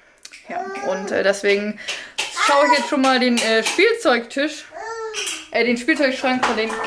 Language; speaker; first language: German; native; German